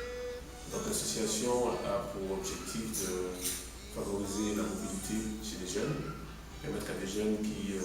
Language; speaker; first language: French; native; French